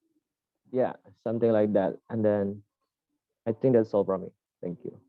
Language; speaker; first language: English; non-native, learner; Indonesian